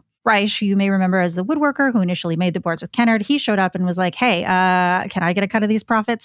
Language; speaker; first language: English; native; English